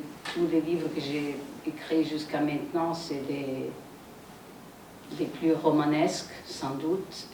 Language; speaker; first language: French; non-native, fluent; Italian